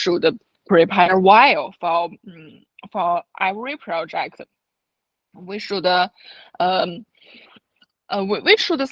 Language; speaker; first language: English; non-native, fluent; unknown